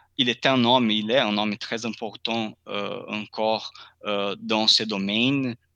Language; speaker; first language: French; non-native, fluent; Portuguese